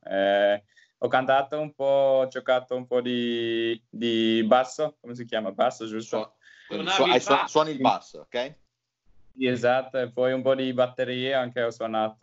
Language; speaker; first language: Italian; non-native, learner; Finnish